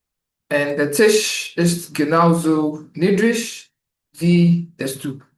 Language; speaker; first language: German; non-native, learner; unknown